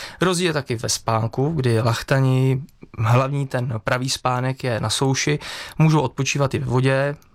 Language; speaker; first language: Czech; native; Czech